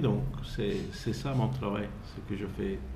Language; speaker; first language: French; non-native, fluent; Turkish